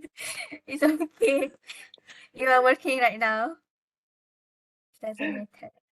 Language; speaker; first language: English; non-native, local second language; Malay